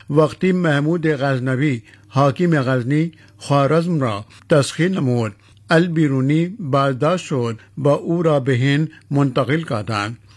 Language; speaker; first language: Persian; non-native, fluent; Urdu